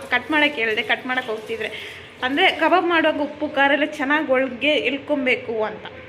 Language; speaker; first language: Kannada; non-native, local second language; Telugu